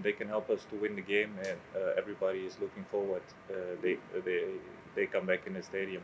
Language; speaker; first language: English; non-native, fluent; Dutch